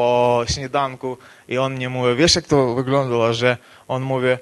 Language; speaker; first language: Polish; non-native, learner; Ukrainian